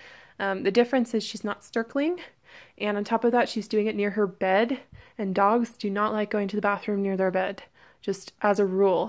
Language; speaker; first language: English; native; English